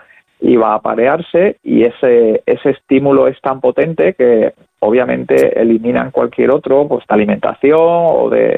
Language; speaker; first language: Spanish; native; Spanish